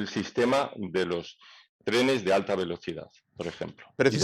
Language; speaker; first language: Spanish; native; Spanish